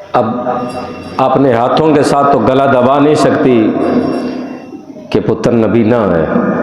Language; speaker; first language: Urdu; non-native, local second language; Punjabi